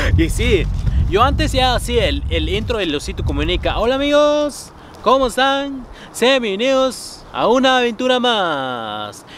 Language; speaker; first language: Spanish; non-native, fluent; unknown